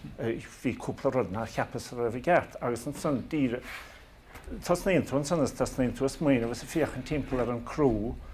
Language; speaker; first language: Irish; native; Irish